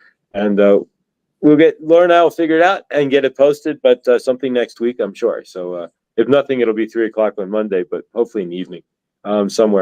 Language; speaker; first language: English; native; English